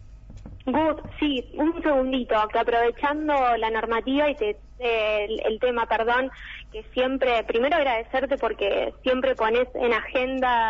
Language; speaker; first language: Spanish; native; Spanish